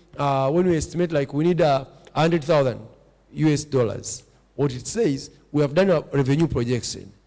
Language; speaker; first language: English; non-native, local second language; Swahili